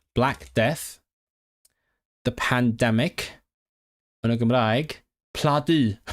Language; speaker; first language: Welsh; non-native, learner; Cantonese